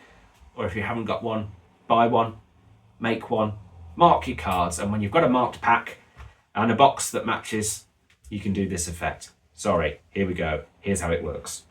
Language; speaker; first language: English; native; English